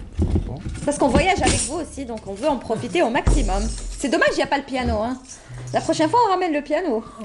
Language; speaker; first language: French; native; French